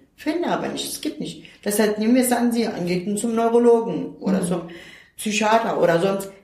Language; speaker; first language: German; non-native, fluent; Turkish